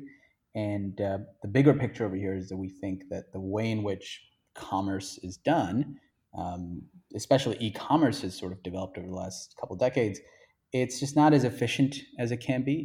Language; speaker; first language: English; non-native, local second language; Hindi